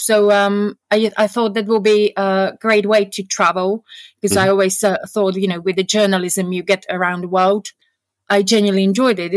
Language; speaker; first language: English; non-native, fluent; Slovak